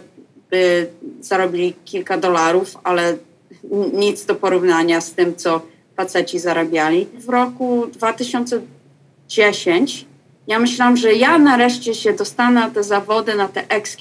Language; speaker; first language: Polish; early bilingual, heritage; Polish